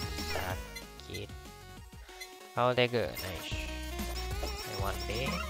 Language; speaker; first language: English; non-native, local second language; Malay